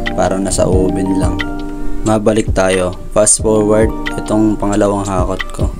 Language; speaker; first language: Filipino; native; Filipino